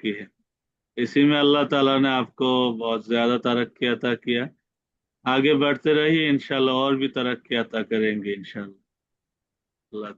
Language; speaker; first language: Hindi; non-native, fluent; Bangla